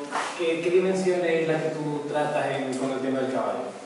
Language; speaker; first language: Spanish; native; Spanish